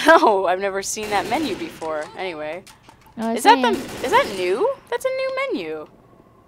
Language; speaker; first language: English; native; English